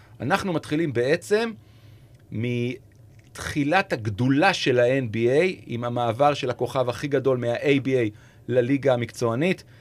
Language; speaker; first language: Hebrew; native; Hebrew